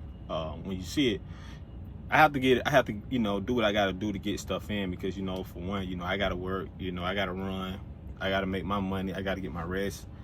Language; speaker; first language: English; native; English